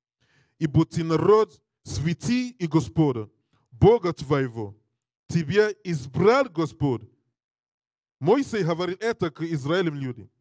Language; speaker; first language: Russian; non-native, learner; English